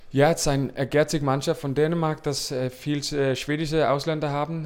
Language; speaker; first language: German; non-native, learner; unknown